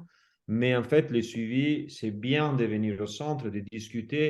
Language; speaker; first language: French; non-native, fluent; Italian